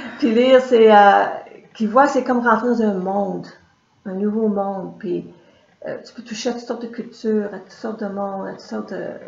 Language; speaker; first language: French; native; French